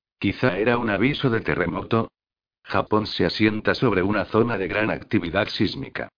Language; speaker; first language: Spanish; native; Spanish